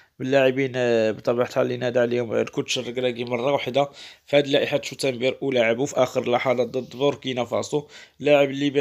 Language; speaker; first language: Arabic; native; Arabic